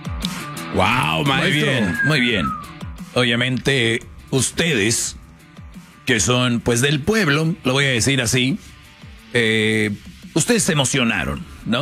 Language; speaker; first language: Spanish; native; Spanish